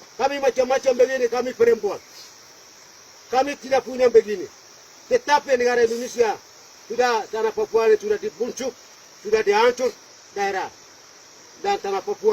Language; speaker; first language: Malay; non-native, local second language; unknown